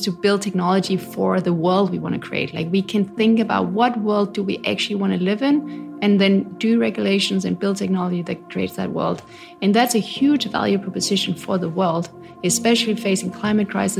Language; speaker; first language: English; non-native, fluent; Danish